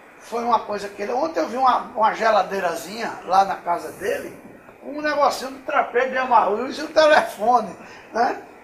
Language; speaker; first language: Portuguese; native; Portuguese